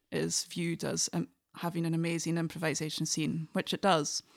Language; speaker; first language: English; native; English